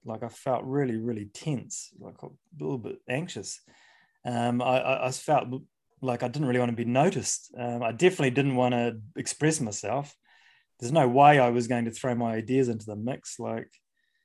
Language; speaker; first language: English; native; English